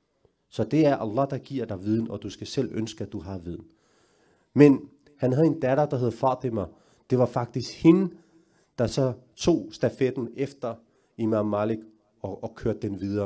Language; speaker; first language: Danish; early bilingual, other home language; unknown